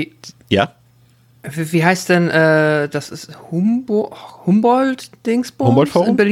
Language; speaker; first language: German; native; German